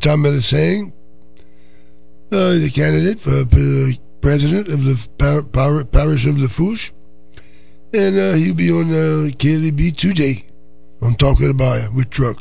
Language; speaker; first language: English; early bilingual, other home language; French